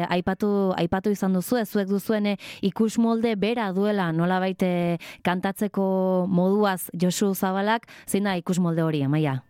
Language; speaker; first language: Basque; native; Basque